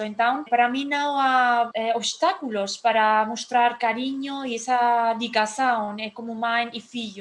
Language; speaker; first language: Portuguese; non-native, fluent; Spanish